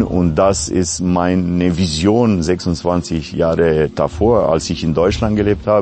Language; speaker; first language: German; non-native, fluent; Romanian